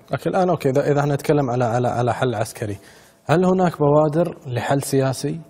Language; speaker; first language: Arabic; native; Arabic